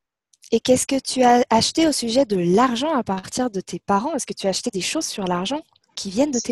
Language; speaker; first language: French; native; French